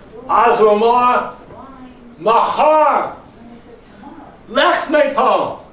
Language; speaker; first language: Hebrew; non-native, fluent; English